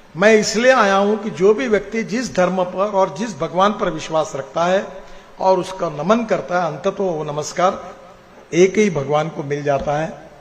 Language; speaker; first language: Hindi; non-native, local second language; Marathi